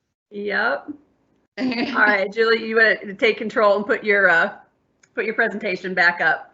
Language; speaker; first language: English; native; English